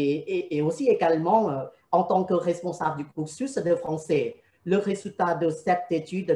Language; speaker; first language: French; non-native, fluent; Thai